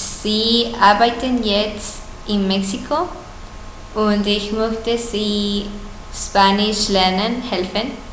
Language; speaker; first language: German; non-native, learner; Spanish